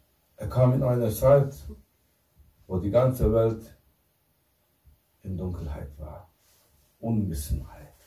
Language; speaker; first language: German; non-native, fluent; Turkish